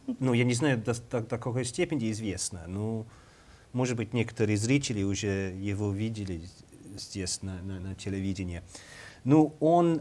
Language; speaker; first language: Russian; non-native, learner; English